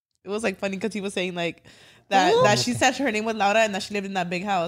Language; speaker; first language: English; early bilingual, other home language; Spanish